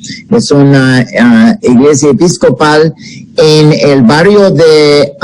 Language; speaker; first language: Spanish; non-native, fluent; English